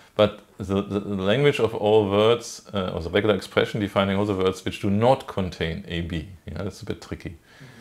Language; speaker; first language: English; non-native, fluent; German